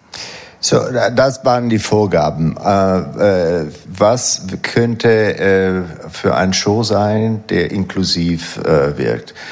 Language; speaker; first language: German; non-native, fluent; Italian